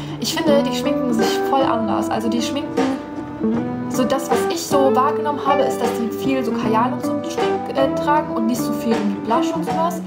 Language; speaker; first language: German; early bilingual, other home language; Kurdish